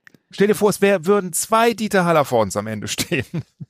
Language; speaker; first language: German; native; German